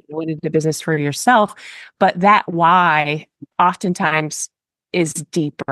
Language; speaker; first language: English; native; English